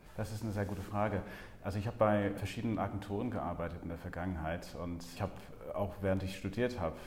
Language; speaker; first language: German; non-native, fluent; English